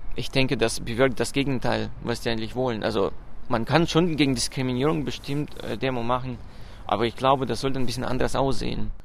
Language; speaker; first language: German; non-native, fluent; Russian